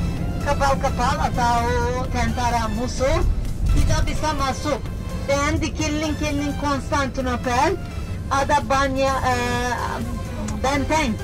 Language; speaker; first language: Indonesian; non-native, learner; Turkish